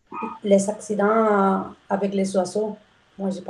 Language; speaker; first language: French; non-native, learner; Spanish